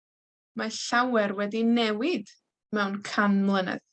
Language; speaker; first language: Welsh; non-native, fluent; Spanish